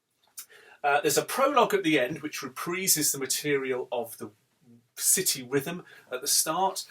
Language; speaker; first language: English; native; English